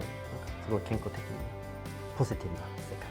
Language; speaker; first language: Japanese; non-native, fluent; Swedish